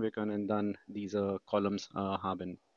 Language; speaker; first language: German; non-native, fluent; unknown